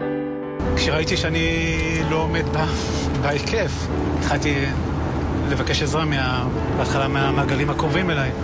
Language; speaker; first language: Hebrew; native; Hebrew